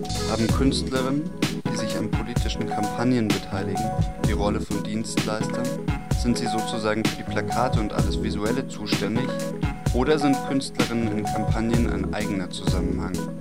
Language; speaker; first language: German; native; German